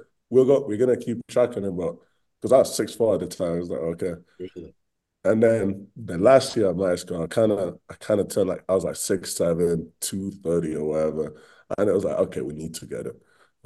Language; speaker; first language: English; native; English